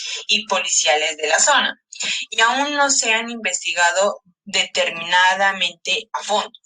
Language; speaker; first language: Spanish; native; Spanish